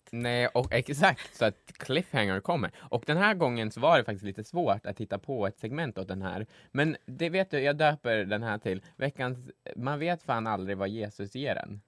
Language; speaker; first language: Swedish; native; Swedish